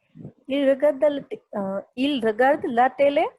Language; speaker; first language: French; non-native, learner; Hindi